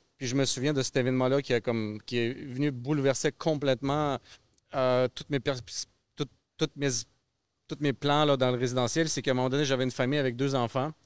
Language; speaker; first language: French; early bilingual, other home language; Russian